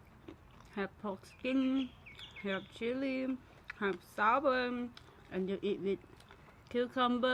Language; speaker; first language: English; non-native, learner; Thai